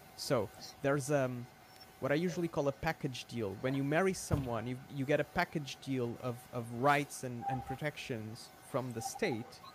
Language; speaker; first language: English; non-native, fluent; Portuguese